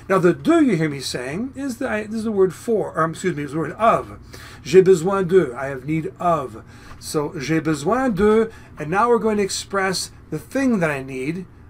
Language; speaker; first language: English; native; English